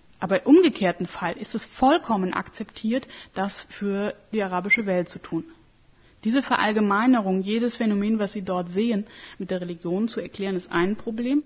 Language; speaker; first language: German; native; German